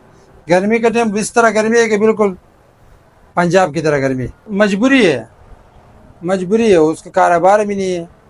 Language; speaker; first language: Hindi; non-native, fluent; Pashto